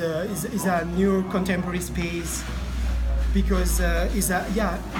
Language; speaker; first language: English; non-native, learner; Italian